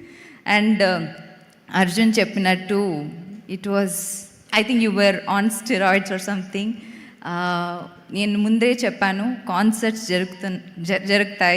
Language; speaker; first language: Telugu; non-native, local second language; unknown